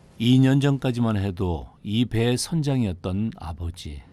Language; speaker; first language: Korean; native; Korean